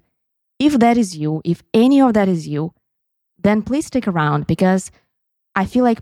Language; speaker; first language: English; non-native, fluent; Russian